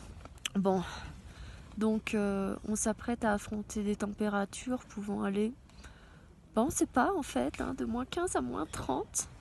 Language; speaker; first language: French; native; French